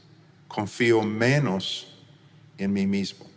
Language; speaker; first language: Spanish; non-native, fluent; English